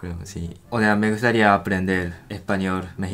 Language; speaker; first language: Spanish; non-native, fluent; Japanese